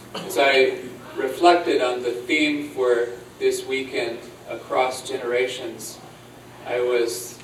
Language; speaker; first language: English; native; English